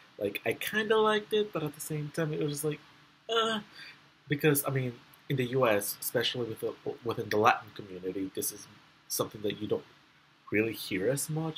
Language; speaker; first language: English; early bilingual, other home language; Spanish